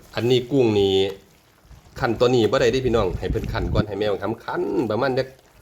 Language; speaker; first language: Thai; native; Thai